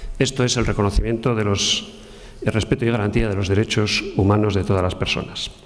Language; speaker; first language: Spanish; native; Spanish